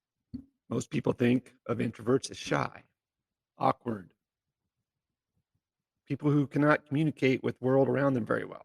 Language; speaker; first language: English; native; English